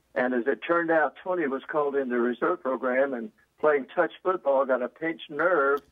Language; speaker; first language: English; native; English